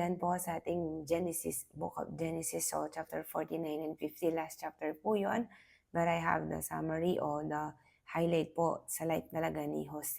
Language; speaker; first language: Filipino; native; Filipino